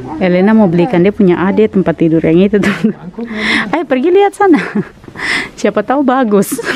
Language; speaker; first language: Indonesian; native; Indonesian